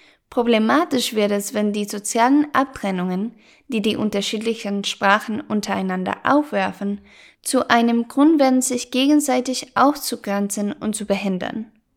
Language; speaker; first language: German; non-native, fluent; Spanish